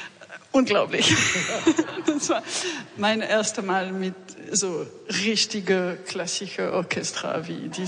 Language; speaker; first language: German; non-native, learner; French